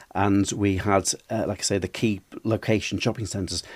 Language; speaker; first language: English; native; English